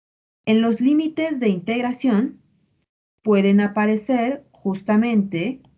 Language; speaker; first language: Spanish; native; Spanish